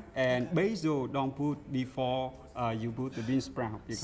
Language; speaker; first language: English; non-native, learner; Vietnamese